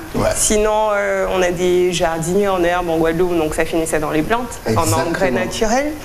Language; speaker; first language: French; native; French